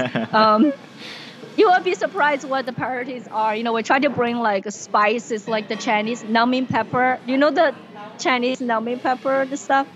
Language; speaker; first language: English; non-native, fluent; Chinese